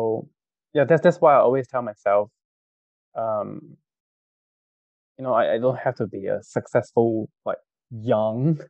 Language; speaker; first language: English; non-native, local second language; Cantonese